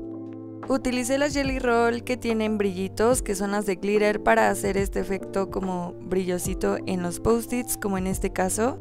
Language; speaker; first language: Spanish; native; Spanish